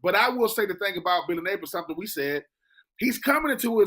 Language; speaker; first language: English; native; English